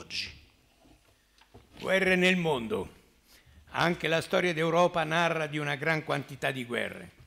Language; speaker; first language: Italian; native; Italian